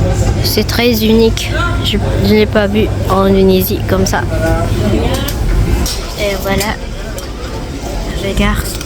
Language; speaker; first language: French; non-native, learner; Indonesian